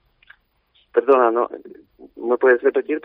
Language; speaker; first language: Spanish; non-native, fluent; Polish